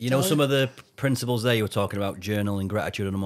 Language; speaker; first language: English; native; English